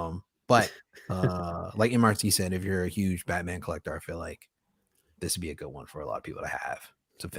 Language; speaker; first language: English; native; English